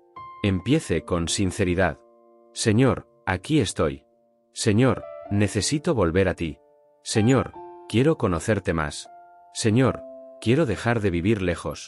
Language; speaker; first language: Spanish; native; Spanish